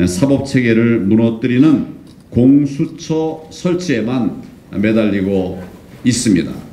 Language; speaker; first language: Korean; native; Korean